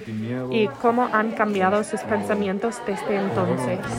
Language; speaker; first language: Spanish; non-native, fluent; English